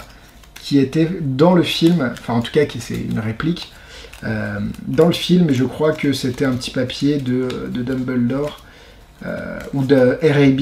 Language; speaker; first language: French; native; French